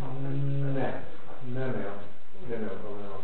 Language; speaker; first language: Polish; non-native, learner; Croatian